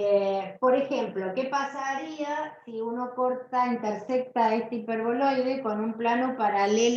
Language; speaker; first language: Spanish; native; Spanish